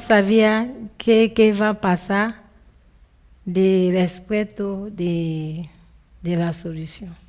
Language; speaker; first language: Spanish; non-native, learner; French